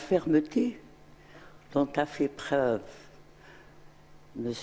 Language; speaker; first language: French; non-native, local second language; Arabic